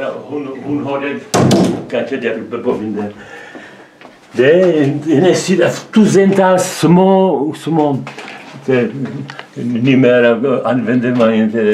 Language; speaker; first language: Swedish; non-native, learner; Czech